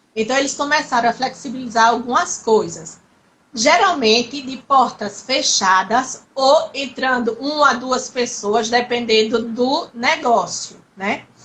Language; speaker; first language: Portuguese; native; Portuguese